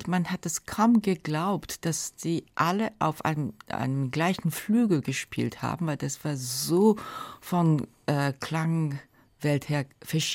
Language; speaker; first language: German; non-native, fluent; Japanese